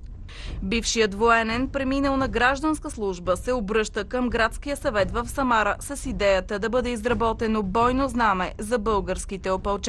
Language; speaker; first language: Bulgarian; native; Bulgarian